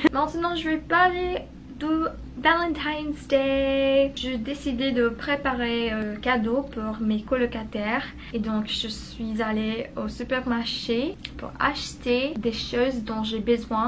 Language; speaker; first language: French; non-native, learner; Spanish